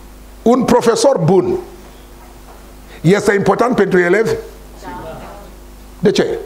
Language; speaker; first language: Romanian; non-native, learner; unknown